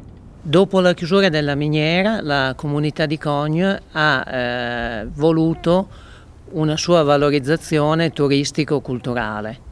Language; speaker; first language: Italian; native; Italian